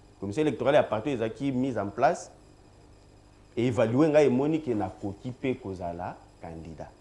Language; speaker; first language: Lingala; non-native, local second language; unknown